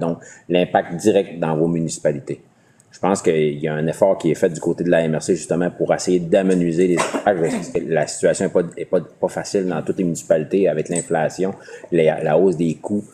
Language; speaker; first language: French; native; French